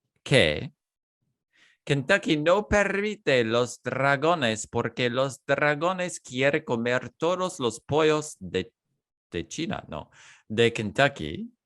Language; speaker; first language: Spanish; non-native, learner; English